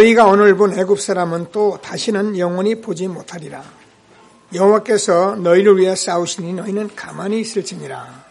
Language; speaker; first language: Korean; native; Korean